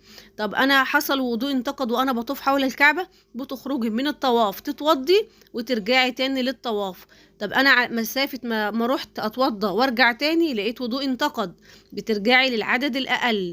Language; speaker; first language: Arabic; native; Arabic